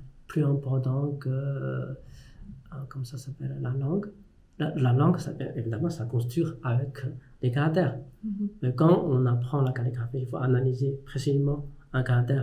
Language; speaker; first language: French; non-native, fluent; Chinese